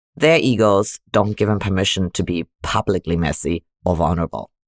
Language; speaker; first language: English; non-native, fluent; German